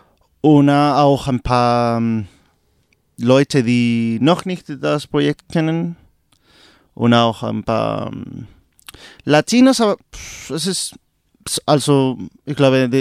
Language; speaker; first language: German; non-native, learner; Spanish